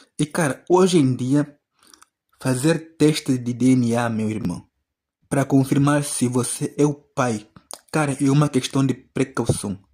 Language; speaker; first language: Portuguese; native; Portuguese